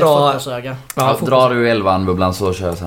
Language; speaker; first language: Swedish; native; Swedish